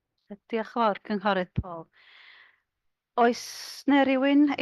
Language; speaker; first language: Welsh; native; Welsh